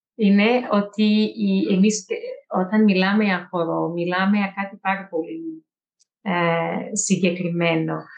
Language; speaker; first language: Greek; non-native, fluent; Portuguese